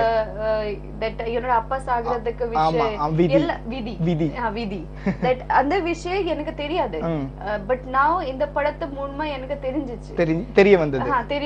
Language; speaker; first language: Tamil; non-native, local second language; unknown